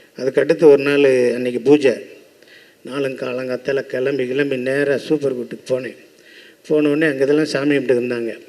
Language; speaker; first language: Tamil; native; Tamil